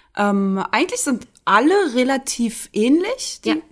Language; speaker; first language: German; native; German